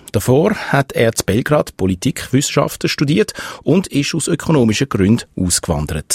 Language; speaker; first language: German; native; German